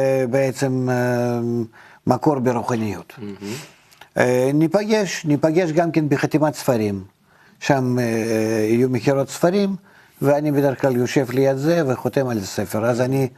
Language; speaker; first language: Hebrew; non-native, fluent; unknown